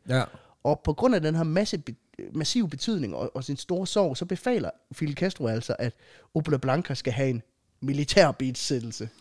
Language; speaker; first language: Danish; native; Danish